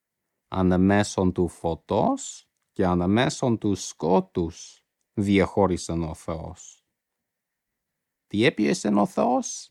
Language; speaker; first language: Greek; non-native, fluent; English